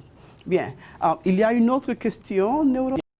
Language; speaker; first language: French; non-native, fluent; Spanish